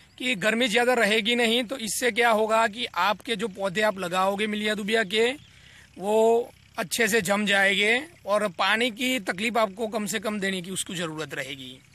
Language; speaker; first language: Hindi; non-native, local second language; Gujarati